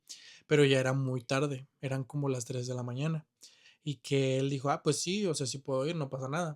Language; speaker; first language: Spanish; native; Spanish